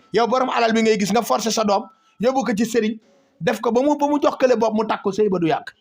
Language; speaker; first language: Wolof; native; Wolof